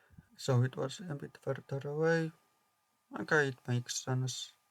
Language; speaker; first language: English; non-native, fluent; Polish